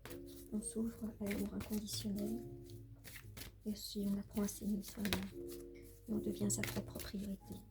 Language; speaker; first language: French; native; French